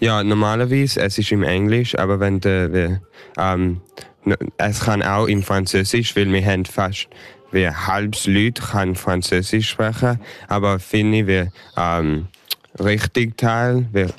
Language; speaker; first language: German; early bilingual, heritage; English